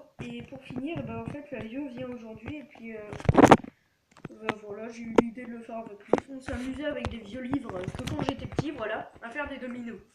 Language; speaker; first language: French; native; French